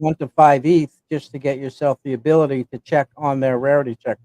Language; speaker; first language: English; native; English